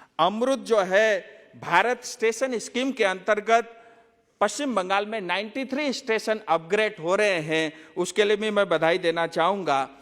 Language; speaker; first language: Hindi; non-native, local second language; Nepali